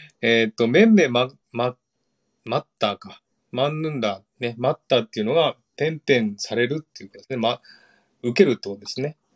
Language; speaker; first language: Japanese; non-native, fluent; Korean